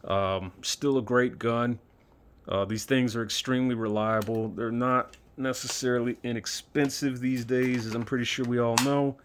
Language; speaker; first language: English; native; English